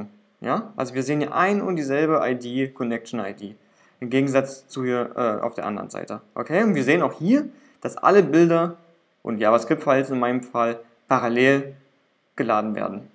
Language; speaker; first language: German; native; German